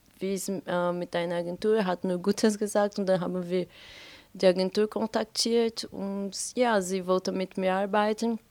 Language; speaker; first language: German; non-native, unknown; Portuguese